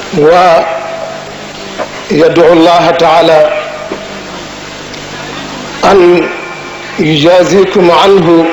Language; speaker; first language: Arabic; non-native, local second language; Wolof